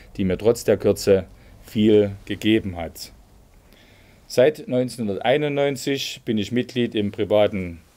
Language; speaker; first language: German; native; German